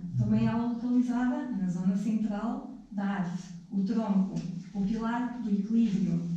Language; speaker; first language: Portuguese; native; Portuguese